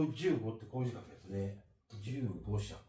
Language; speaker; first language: Japanese; native; Japanese